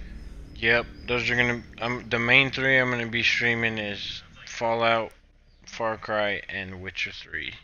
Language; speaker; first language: English; native; English